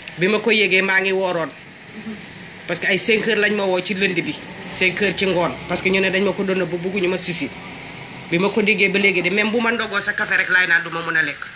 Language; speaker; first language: Wolof; non-native, local second language; Jola-Fonyi